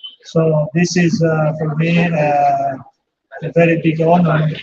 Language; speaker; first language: English; non-native, fluent; Italian